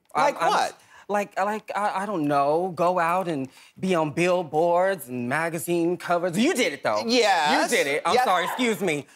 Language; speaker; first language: English; native; English